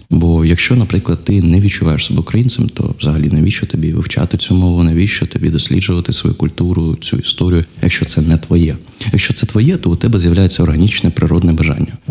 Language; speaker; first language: Ukrainian; non-native, local second language; Russian